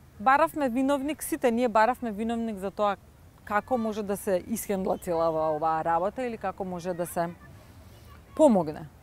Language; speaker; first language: Macedonian; native; Macedonian